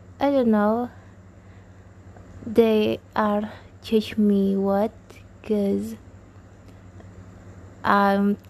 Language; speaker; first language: English; non-native, learner; Indonesian